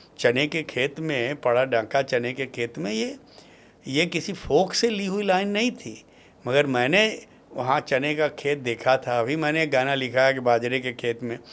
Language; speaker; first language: Hindi; non-native, local second language; Bhojpuri